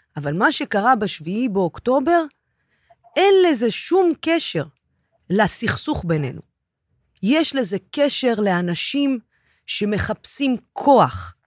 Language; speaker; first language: Hebrew; non-native, local second language; Arabic